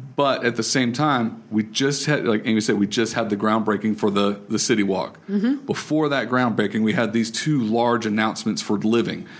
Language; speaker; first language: English; native; English